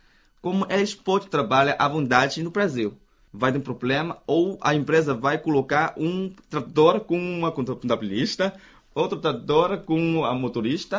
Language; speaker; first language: Portuguese; non-native, fluent; Chinese